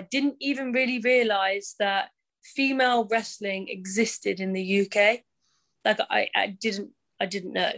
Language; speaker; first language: English; native; English